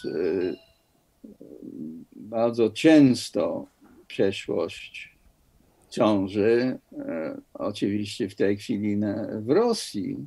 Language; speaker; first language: Polish; non-native, fluent; English